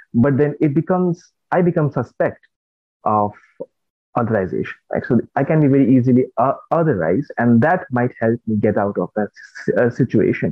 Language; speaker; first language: English; non-native, local second language; Nepali